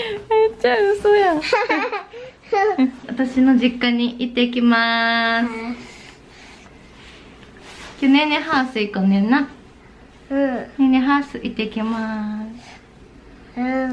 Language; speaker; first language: Japanese; native; Japanese